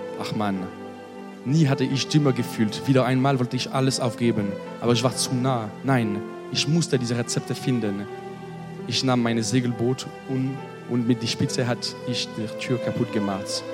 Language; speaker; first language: German; non-native, learner; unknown